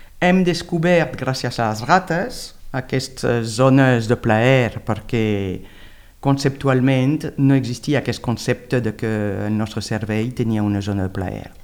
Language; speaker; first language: Catalan; non-native, fluent; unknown